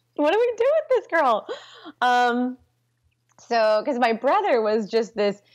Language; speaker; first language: English; native; English